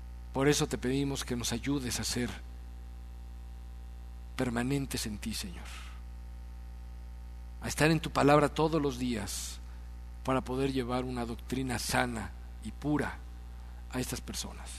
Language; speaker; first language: Spanish; native; Spanish